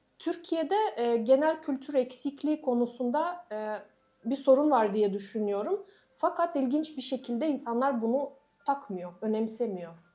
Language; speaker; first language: Turkish; non-native, fluent; Russian